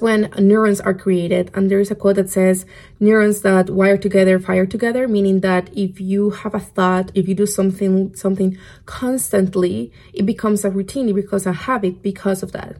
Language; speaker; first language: English; non-native, fluent; Spanish